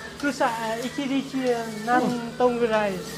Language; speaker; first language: Japanese; non-native, learner; Vietnamese